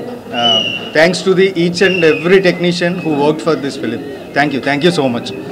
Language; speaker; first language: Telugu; native; Telugu